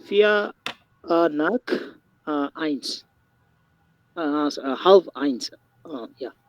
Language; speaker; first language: German; non-native, learner; Bangla